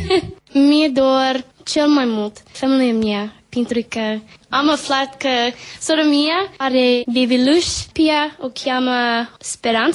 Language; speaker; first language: Romanian; non-native, learner; English